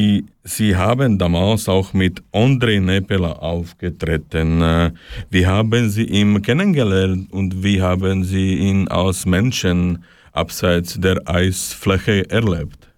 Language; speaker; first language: German; non-native, learner; Slovak